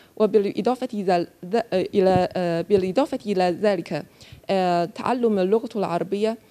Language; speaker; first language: Arabic; non-native, learner; Chinese